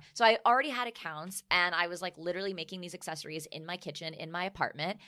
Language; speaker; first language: English; early bilingual, other home language; Spanish